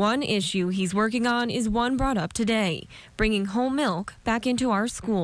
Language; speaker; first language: English; native; English